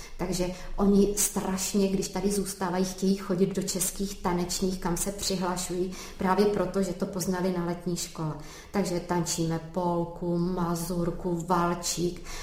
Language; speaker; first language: Czech; native; Czech